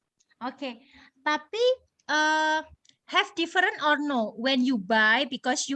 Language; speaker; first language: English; non-native, learner; Indonesian